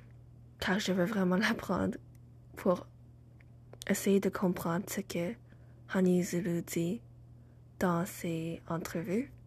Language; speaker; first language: French; non-native, learner; English